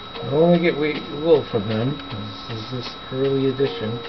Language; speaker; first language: English; native; English